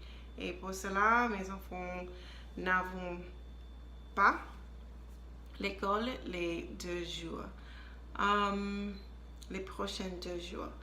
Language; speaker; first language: French; non-native, learner; English